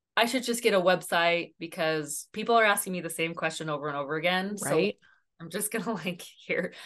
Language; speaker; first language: English; native; English